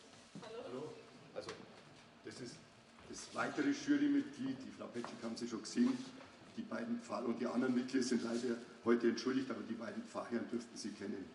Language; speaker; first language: German; native; German